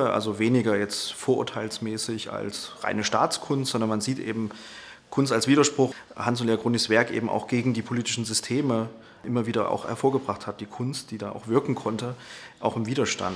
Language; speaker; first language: German; native; German